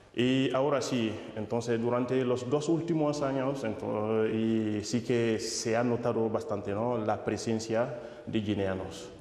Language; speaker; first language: Spanish; non-native, fluent; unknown